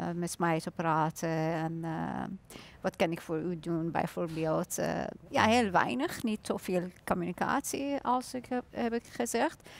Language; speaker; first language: Dutch; non-native, learner; Persian